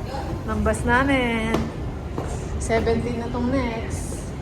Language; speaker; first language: Filipino; native; Filipino